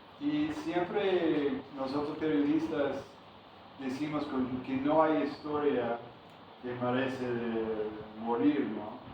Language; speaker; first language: Spanish; non-native, fluent; English